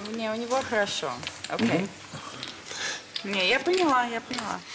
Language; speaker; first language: Russian; early bilingual, heritage; English